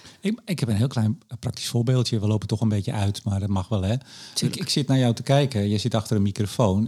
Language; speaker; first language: Dutch; native; Dutch